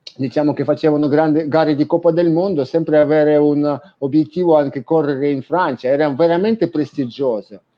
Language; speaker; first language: Italian; non-native, fluent; Ukrainian